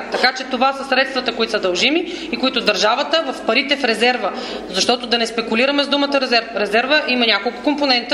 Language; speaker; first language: Bulgarian; native; Bulgarian